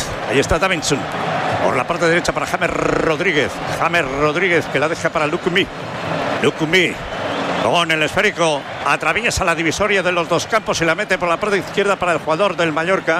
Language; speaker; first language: Spanish; native; Spanish